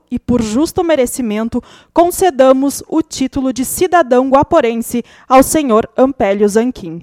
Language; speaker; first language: Portuguese; native; Portuguese